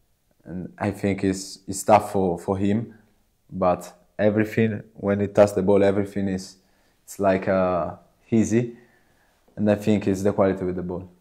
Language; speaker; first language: English; non-native, learner; Italian